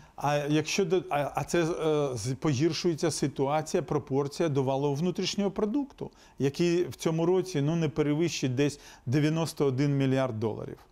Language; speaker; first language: Ukrainian; non-native, local second language; Russian